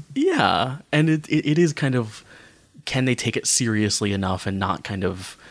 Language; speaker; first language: English; native; English